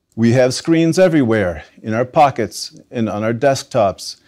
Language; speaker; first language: English; native; English